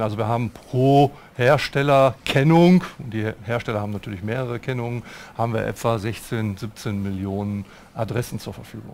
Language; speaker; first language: German; native; German